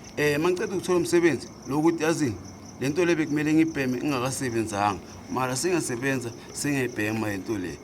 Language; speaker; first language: Zulu; native; Zulu